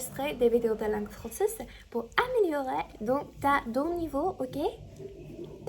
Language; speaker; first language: French; non-native, learner; Chinese